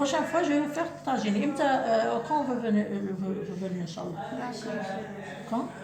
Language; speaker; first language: French; non-native, local second language; Arabic